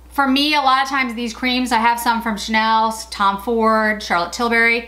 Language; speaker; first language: English; native; English